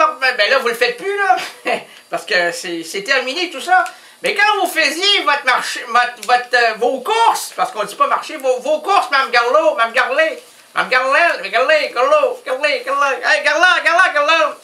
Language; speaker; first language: French; native; French